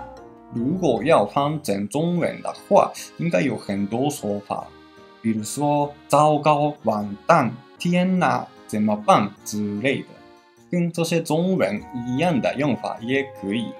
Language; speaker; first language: Chinese; non-native, fluent; Japanese